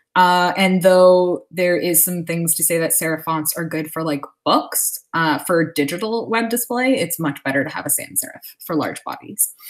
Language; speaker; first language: English; native; English